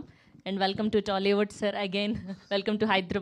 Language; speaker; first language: Telugu; native; Telugu